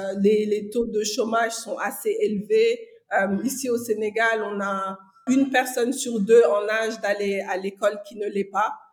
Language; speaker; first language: French; non-native, local second language; Wolof